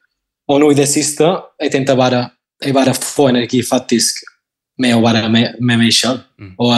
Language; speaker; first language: Norwegian; non-native, fluent; Spanish